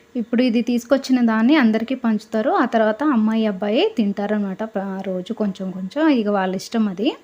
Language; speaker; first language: Telugu; non-native, local second language; Lambadi